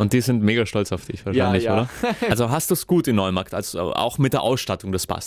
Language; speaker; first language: German; native; German